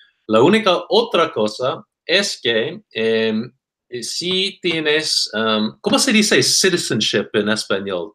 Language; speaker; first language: Spanish; non-native, fluent; English